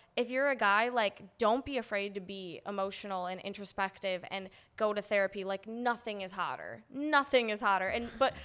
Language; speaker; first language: English; native; English